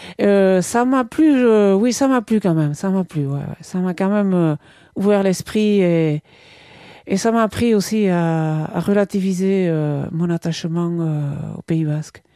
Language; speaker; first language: French; non-native, local second language; Basque